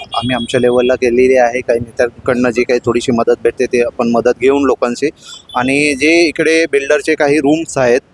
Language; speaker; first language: Marathi; native; Marathi